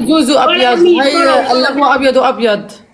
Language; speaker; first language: Arabic; native; Arabic